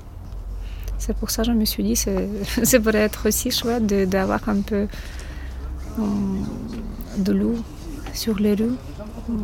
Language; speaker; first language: French; non-native, fluent; Ukrainian